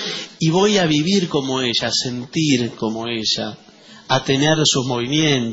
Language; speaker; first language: Spanish; native; Spanish